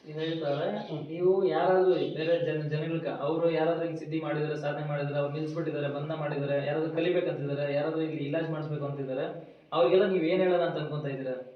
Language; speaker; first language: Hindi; non-native, local second language; Kannada